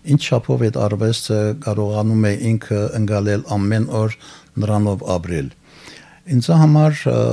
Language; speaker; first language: Armenian; early bilingual, heritage; Armenian